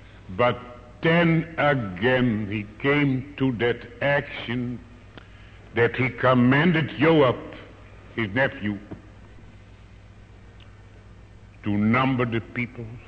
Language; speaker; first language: English; non-native, fluent; Dutch